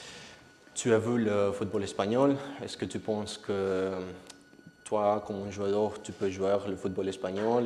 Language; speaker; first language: French; non-native, learner; Spanish